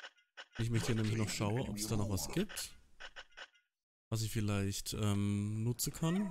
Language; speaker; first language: German; native; German